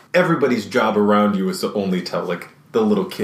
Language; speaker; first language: English; native; English